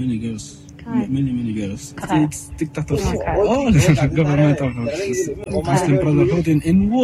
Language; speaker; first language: English; non-native, learner; Arabic